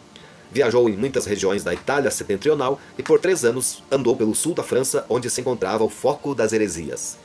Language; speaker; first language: Portuguese; native; Portuguese